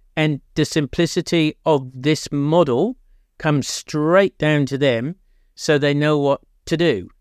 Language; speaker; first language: English; native; English